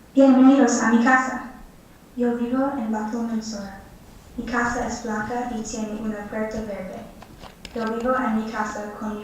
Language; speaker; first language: Spanish; non-native, learner; English